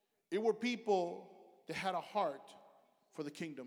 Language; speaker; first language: English; early bilingual, other home language; Spanish